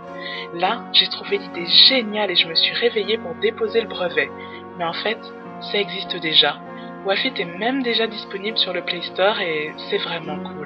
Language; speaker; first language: French; native; French